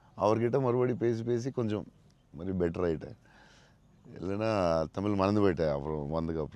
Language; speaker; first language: Tamil; non-native, local second language; Telugu